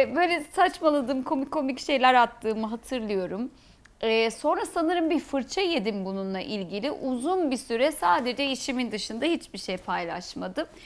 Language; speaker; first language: Turkish; early bilingual, heritage; Turkish